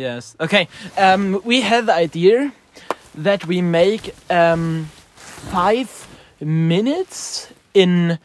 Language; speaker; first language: English; non-native, learner; German